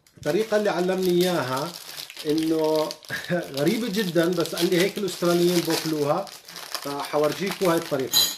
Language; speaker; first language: Arabic; native; Arabic